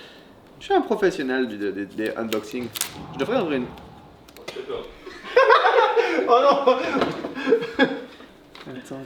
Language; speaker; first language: French; native; French